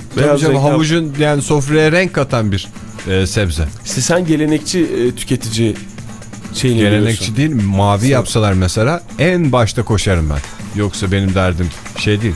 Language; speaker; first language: Turkish; native; Turkish